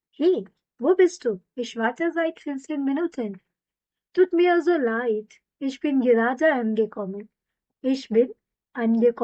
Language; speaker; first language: German; non-native, fluent; Hindi